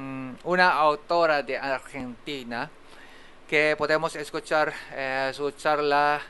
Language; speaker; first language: Spanish; non-native, fluent; Japanese